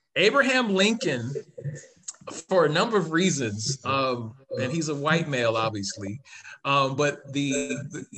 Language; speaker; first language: English; native; English